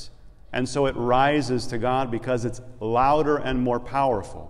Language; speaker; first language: English; native; English